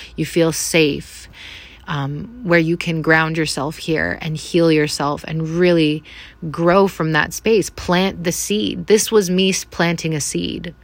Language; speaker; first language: English; native; English